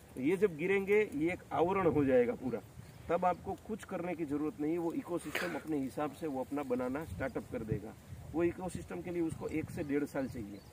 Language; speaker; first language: Hindi; native; Hindi